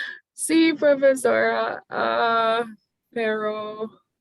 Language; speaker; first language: Spanish; non-native, learner; English